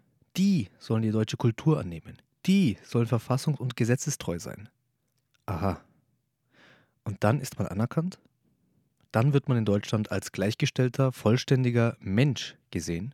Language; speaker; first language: German; early bilingual, other home language; Turkish